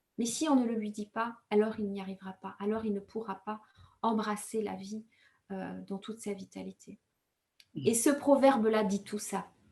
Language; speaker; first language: French; non-native, local second language; Kinyarwanda